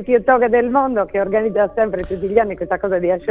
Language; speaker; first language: Italian; native; Italian